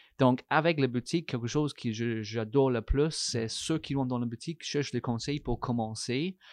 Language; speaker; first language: French; non-native, fluent; English